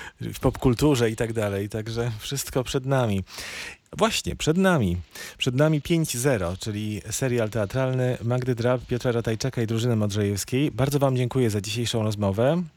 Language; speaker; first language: Polish; native; Polish